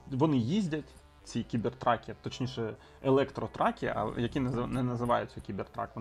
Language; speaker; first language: Ukrainian; non-native, local second language; Russian